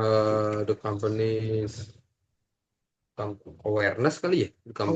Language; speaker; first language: English; non-native, learner; Indonesian